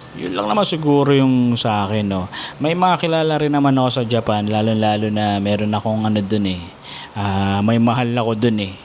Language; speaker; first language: Filipino; native; Filipino